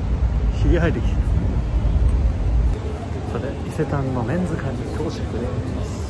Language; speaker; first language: Japanese; native; Japanese